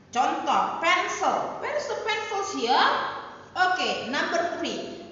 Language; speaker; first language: English; non-native, fluent; Indonesian